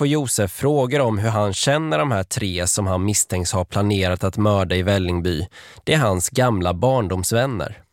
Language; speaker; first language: Swedish; native; Swedish